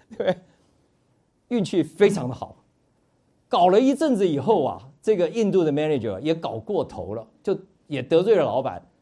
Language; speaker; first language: Chinese; native; Chinese